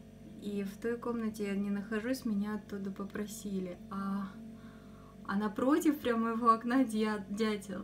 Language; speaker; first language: Russian; native; Russian